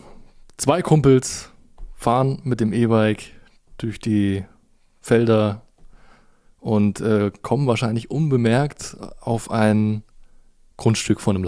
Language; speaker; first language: German; native; German